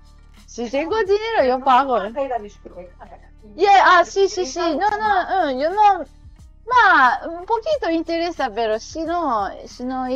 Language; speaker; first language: Spanish; non-native, learner; Japanese